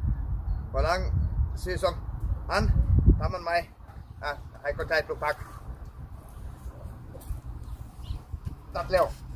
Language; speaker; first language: Thai; non-native, learner; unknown